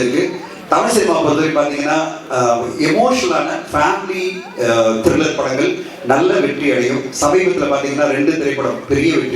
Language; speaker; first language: Tamil; native; Tamil